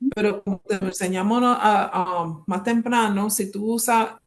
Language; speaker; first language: Spanish; early bilingual, heritage; Spanish